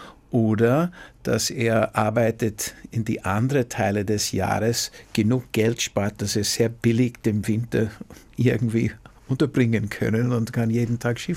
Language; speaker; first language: German; non-native, fluent; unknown